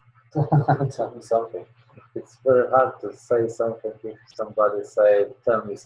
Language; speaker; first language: English; non-native, learner; Polish